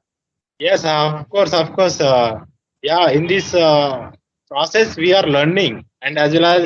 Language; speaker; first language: English; non-native, learner; Telugu